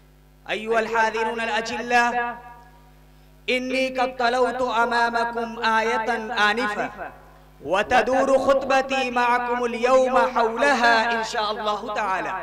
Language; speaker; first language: Arabic; non-native, learner; Urdu